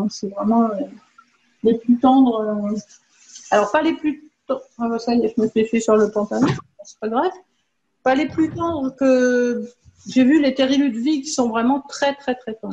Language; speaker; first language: French; native; French